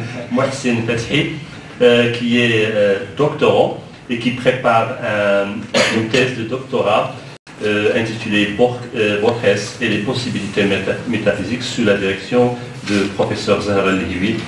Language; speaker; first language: French; non-native, local second language; Arabic